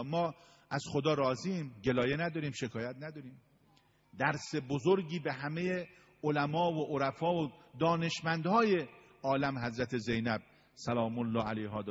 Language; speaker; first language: Persian; native; Persian